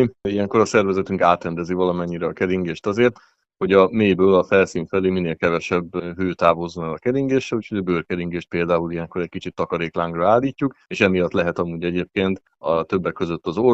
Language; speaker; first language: Hungarian; native; Hungarian